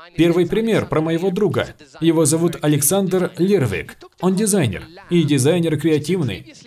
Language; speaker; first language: Russian; non-native, fluent; Swedish